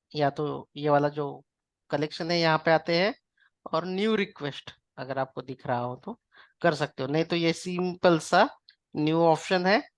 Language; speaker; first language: Hindi; non-native, local second language; Marathi